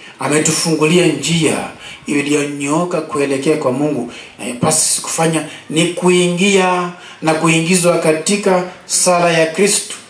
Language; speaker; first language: Swahili; non-native, local second language; Luo (Kenya and Tanzania)